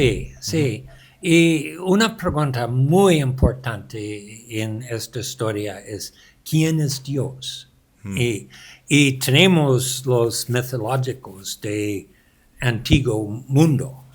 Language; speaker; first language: Spanish; non-native, learner; English